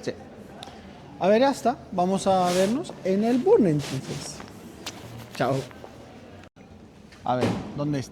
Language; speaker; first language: Spanish; non-native, learner; Turkish